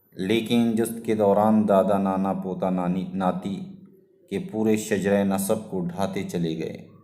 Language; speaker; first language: Urdu; native; Urdu